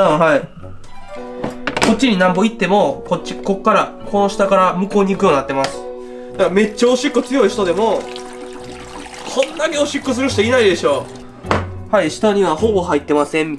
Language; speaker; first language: Japanese; native; Japanese